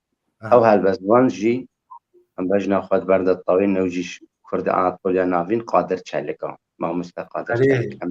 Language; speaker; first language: Kurdish; native; Kurdish